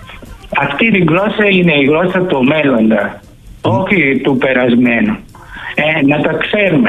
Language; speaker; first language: Greek; early bilingual, heritage; Greek